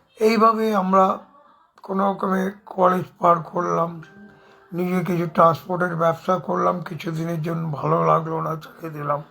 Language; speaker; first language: Bangla; non-native, local second language; Punjabi